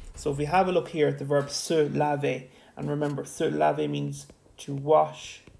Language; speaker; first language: English; native; English